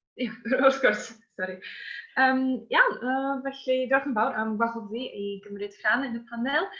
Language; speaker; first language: Welsh; non-native, fluent; Polish